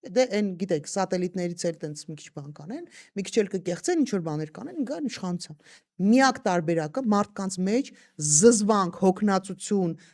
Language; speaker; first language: Armenian; native; Armenian